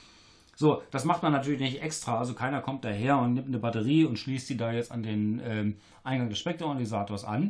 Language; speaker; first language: German; native; German